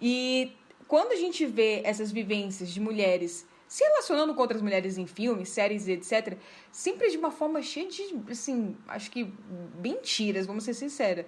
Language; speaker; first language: Portuguese; native; Portuguese